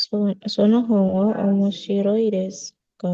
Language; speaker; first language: Japanese; non-native, learner; Indonesian